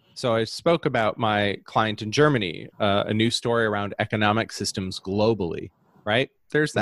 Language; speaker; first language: English; native; English